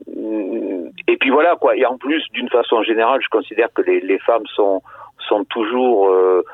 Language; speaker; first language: French; native; French